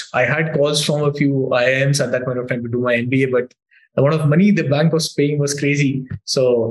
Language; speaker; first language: English; non-native, local second language; Hindi